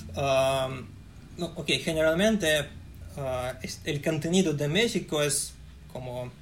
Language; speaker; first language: Spanish; non-native, fluent; Russian